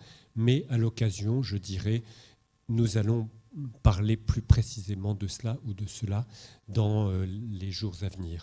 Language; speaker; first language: French; native; French